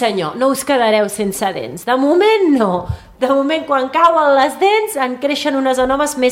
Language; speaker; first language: Catalan; native; Catalan